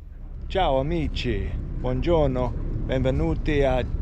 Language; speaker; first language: Italian; non-native, learner; English